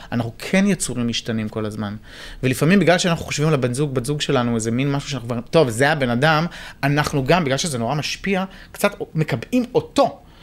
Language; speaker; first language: Hebrew; native; Hebrew